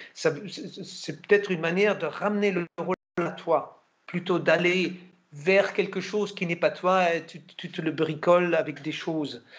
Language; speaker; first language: French; non-native, fluent; German